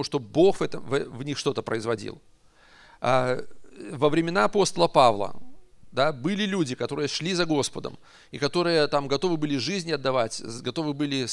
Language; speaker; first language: Russian; native; Russian